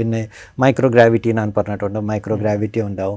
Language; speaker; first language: Malayalam; non-native, fluent; Bangla